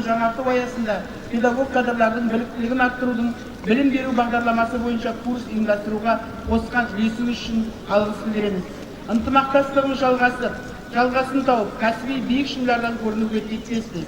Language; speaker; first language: Kazakh; native; Kazakh